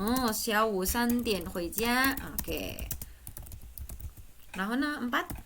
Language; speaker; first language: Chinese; non-native, fluent; Indonesian